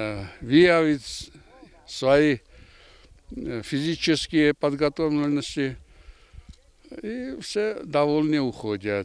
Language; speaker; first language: Russian; non-native, fluent; Georgian